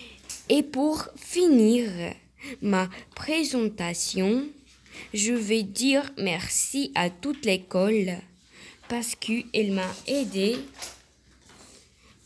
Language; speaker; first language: French; early bilingual, other home language; Romanian